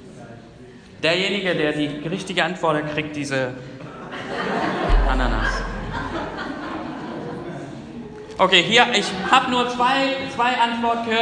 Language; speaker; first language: German; non-native, fluent; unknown